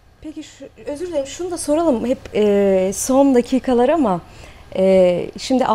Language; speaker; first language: Turkish; native; Turkish